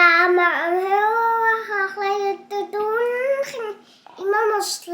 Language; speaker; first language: Dutch; early bilingual, other home language; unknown